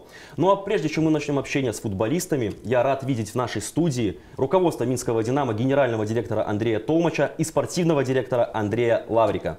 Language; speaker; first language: Russian; native; Russian